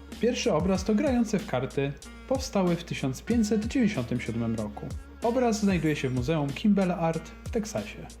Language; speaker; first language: Polish; native; Polish